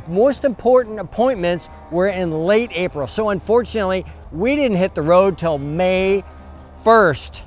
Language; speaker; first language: English; native; English